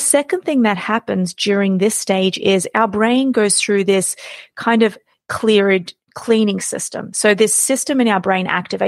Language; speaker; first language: English; native; English